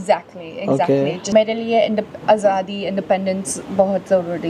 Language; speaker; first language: Hindi; non-native, learner; English